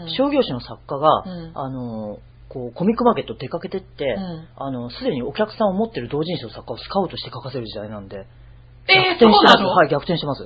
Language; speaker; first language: Japanese; native; Japanese